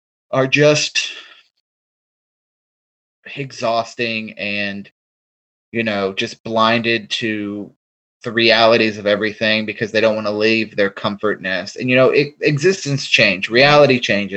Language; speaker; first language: English; native; English